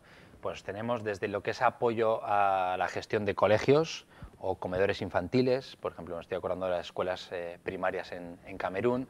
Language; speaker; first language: Spanish; native; Spanish